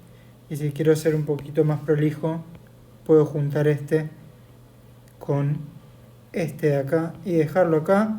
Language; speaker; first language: Spanish; native; Spanish